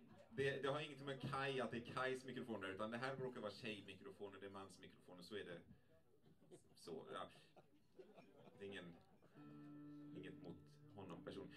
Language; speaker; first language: Swedish; native; Swedish